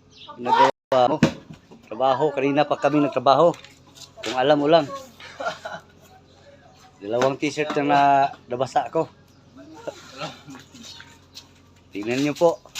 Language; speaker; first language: Filipino; non-native, local second language; Cebuano